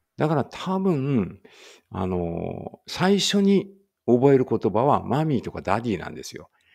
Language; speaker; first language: Japanese; native; Japanese